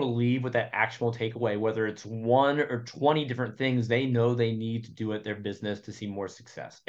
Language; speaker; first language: English; native; English